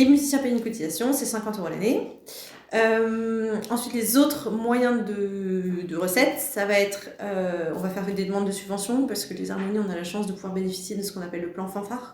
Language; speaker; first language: French; native; French